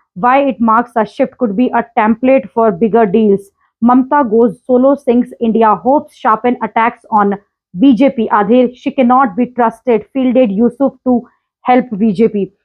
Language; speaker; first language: English; non-native, local second language; Hindi